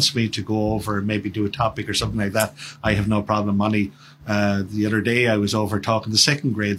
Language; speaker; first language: English; native; English